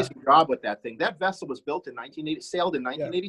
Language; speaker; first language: English; non-native, fluent; German